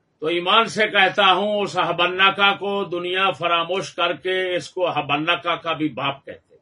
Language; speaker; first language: Urdu; non-native, local second language; Punjabi